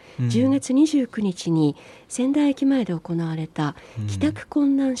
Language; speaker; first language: Japanese; native; Japanese